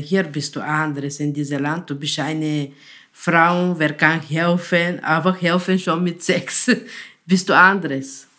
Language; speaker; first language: German; non-native, learner; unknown